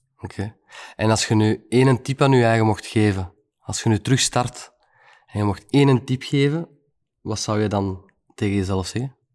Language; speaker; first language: Dutch; native; Dutch